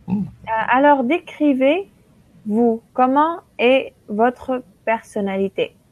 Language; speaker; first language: French; non-native, local second language; Arabic